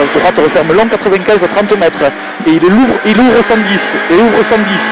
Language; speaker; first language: French; native; French